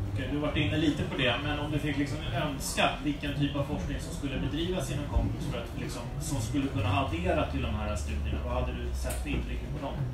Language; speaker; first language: Swedish; native; Swedish